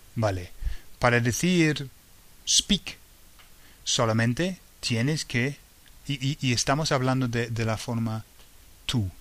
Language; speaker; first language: Spanish; non-native, fluent; English